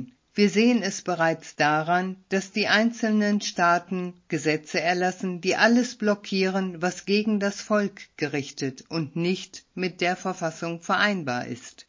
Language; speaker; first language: German; native; German